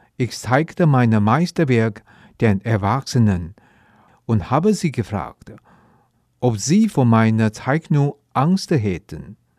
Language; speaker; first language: German; non-native, fluent; Chinese